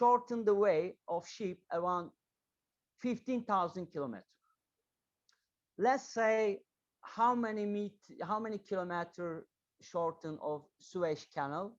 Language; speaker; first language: English; non-native, learner; Turkish